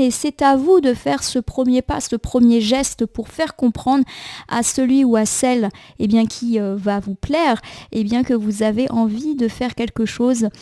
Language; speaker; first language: French; native; French